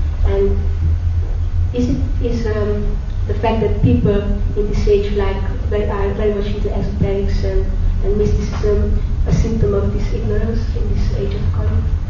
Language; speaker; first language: English; non-native, fluent; Hungarian